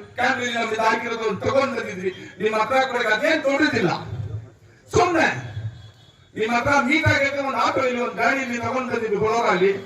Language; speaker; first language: Kannada; non-native, local second language; Urdu